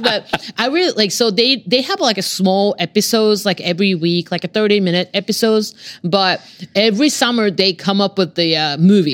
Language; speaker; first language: English; non-native, fluent; Japanese